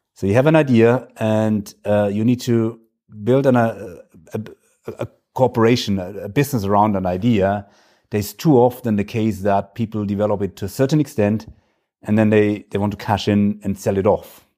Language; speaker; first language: English; non-native, fluent; German